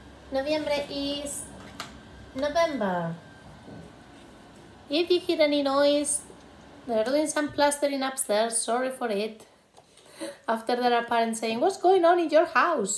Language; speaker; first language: English; non-native, fluent; Spanish